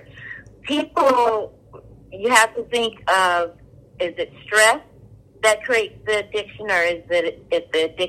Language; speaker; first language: English; native; English